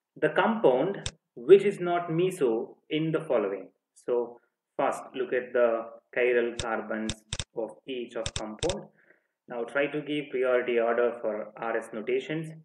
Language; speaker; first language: English; non-native, local second language; Telugu